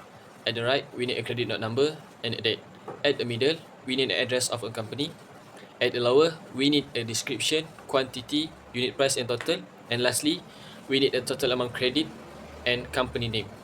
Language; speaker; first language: English; non-native, local second language; Malay